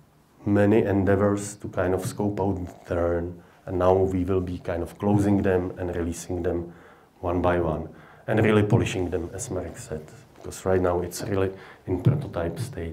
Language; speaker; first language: English; non-native, fluent; Czech